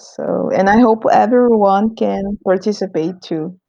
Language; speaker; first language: English; non-native, fluent; Portuguese